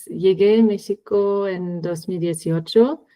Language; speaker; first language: Spanish; non-native, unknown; German